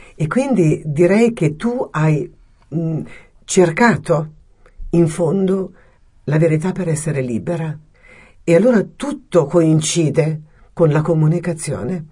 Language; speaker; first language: Italian; native; Italian